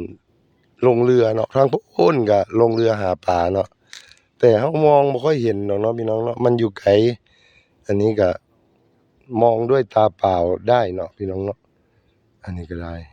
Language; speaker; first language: Thai; non-native, local second language; Northeastern Thai